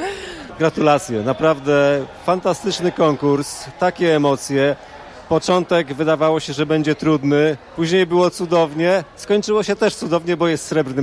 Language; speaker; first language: Polish; native; Polish